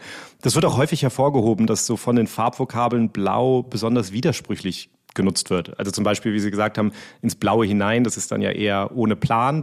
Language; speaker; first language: German; native; German